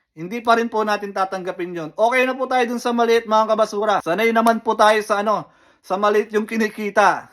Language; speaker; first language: Filipino; native; Filipino